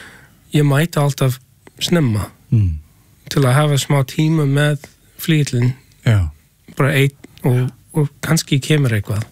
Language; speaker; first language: Icelandic; non-native, learner; English